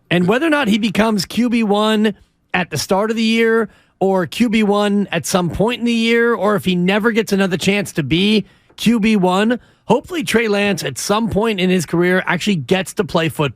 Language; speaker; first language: English; native; English